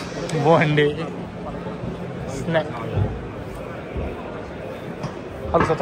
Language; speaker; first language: Finnish; non-native, local second language; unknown